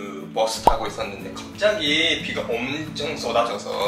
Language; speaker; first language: Korean; non-native, fluent; Japanese